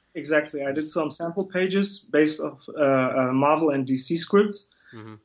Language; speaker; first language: English; early bilingual, other home language; Kurdish